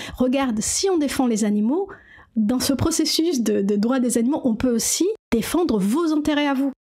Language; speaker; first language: French; non-native, fluent; Portuguese